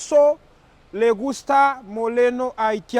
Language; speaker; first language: Spanish; non-native, learner; Haitian Creole